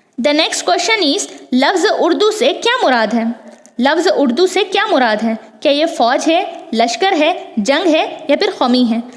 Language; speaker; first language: Urdu; native; Urdu